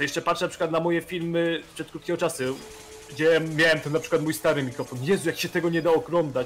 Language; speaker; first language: Polish; native; Polish